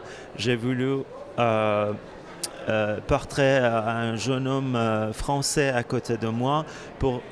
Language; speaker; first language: French; non-native, fluent; Persian